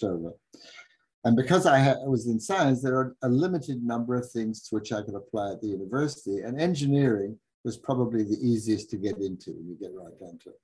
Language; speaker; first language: English; native; English